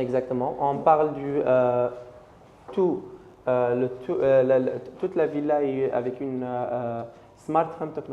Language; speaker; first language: French; non-native, learner; Arabic